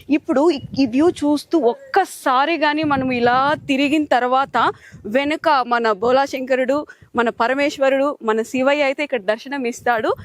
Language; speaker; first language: Telugu; native; Telugu